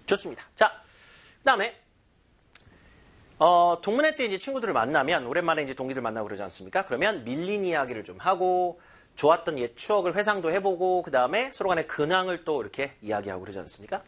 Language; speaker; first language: Korean; native; Korean